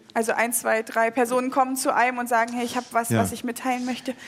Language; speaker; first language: German; native; German